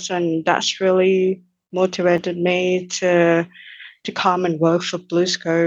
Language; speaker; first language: English; non-native, fluent; Thai